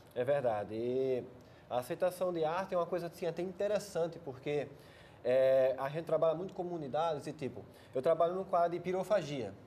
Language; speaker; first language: Portuguese; native; Portuguese